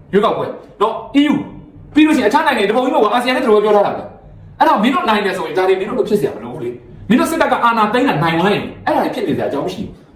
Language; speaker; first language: Burmese; native; Burmese